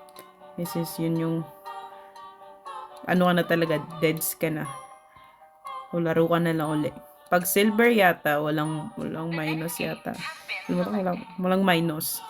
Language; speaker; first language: Filipino; native; Filipino